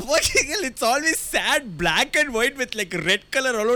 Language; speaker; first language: English; non-native, local second language; Tamil